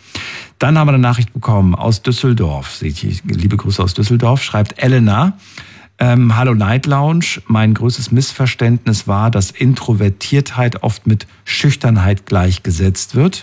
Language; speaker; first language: German; native; German